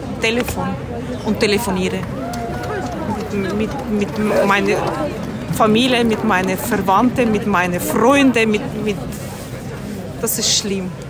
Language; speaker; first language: German; non-native, learner; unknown